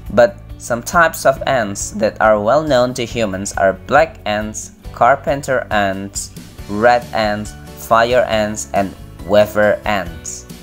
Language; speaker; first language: English; non-native, fluent; Indonesian